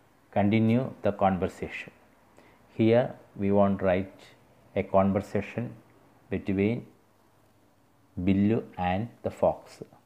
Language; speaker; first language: English; non-native, local second language; Malayalam